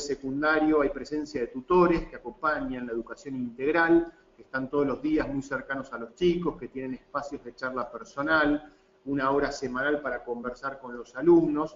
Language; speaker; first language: Spanish; native; Spanish